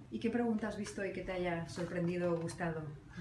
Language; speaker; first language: Spanish; native; Spanish